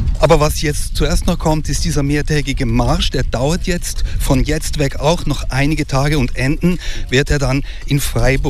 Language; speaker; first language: German; native; German